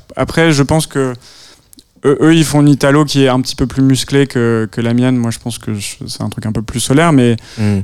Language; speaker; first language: French; native; French